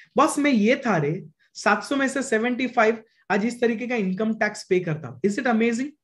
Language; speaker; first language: Hindi; non-native, local second language; Marathi